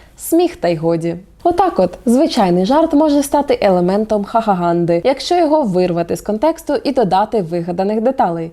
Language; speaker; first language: Ukrainian; native; Ukrainian